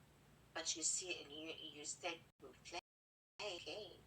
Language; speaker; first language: English; non-native, fluent; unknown